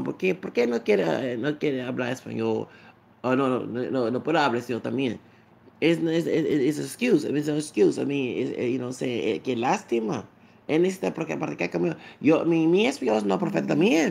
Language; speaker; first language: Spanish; non-native, learner; English